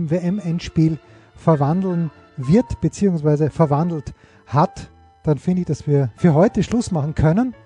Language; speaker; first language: German; native; German